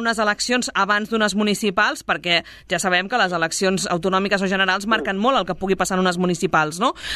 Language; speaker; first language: Catalan; native; Catalan